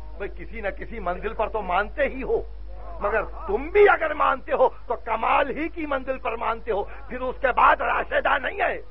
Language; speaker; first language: Urdu; native; Urdu